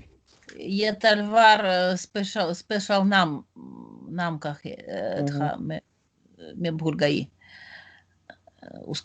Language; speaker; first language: Hindi; non-native, learner; Russian